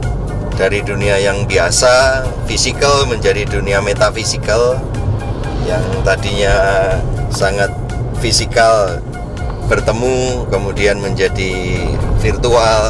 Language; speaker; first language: Indonesian; native; Indonesian